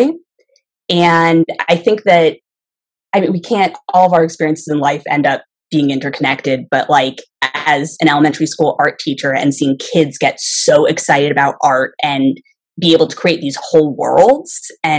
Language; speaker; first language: English; native; English